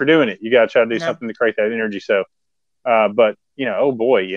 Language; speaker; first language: English; native; English